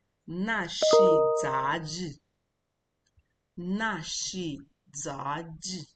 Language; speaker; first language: Chinese; non-native, learner; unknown